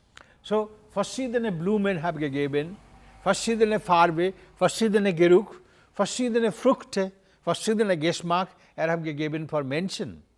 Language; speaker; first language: German; non-native, learner; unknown